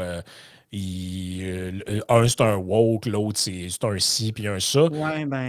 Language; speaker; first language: French; native; French